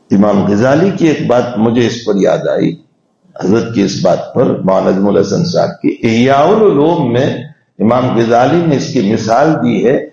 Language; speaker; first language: Urdu; non-native, local second language; Gujarati